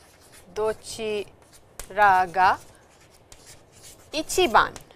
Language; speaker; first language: Japanese; non-native, fluent; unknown